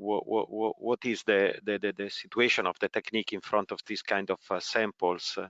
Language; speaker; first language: English; non-native, fluent; Italian